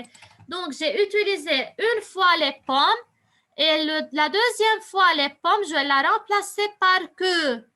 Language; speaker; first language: French; non-native, local second language; Arabic